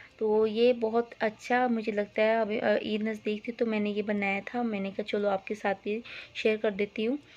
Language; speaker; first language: Hindi; non-native, local second language; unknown